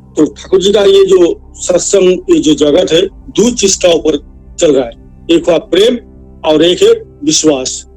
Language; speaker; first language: Hindi; non-native, local second language; Assamese